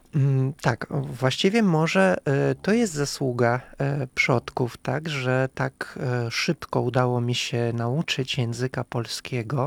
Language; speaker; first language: Polish; non-native, fluent; Russian